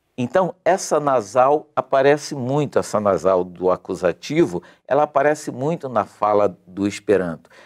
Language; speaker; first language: Portuguese; native; Portuguese